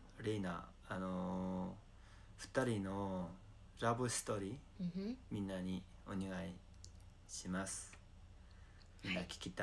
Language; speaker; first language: Japanese; non-native, learner; Mongolian